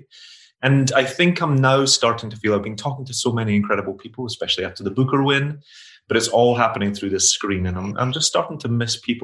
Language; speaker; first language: English; native; English